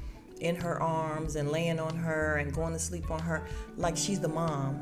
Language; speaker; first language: English; native; English